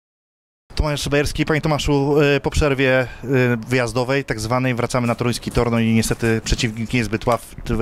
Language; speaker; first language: Polish; native; Polish